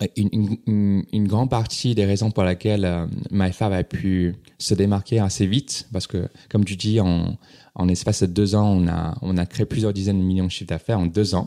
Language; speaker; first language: French; non-native, fluent; Chinese